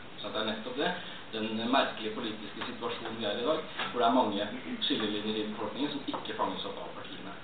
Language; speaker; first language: Norwegian; native; Norwegian